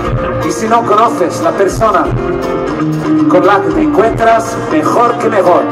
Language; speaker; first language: Spanish; non-native, fluent; French